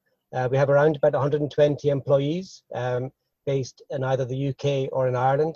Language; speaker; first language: English; native; English